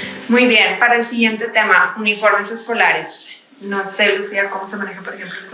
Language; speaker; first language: Spanish; native; Spanish